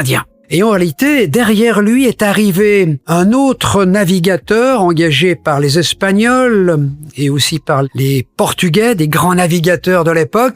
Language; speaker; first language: French; native; French